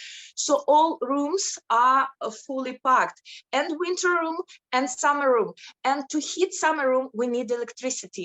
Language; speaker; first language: English; non-native, fluent; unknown